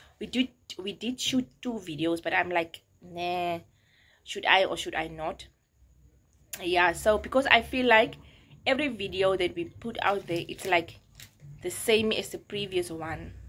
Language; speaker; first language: English; non-native, local second language; Afrikaans